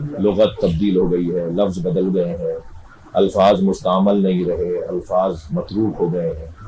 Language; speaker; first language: Urdu; native; Urdu